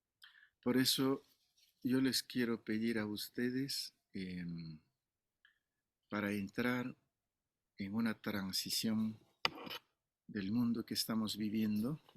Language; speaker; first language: Spanish; non-native, fluent; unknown